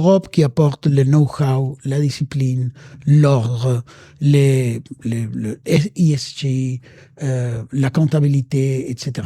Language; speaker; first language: French; non-native, fluent; Spanish